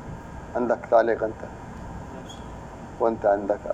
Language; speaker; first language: Arabic; native; Arabic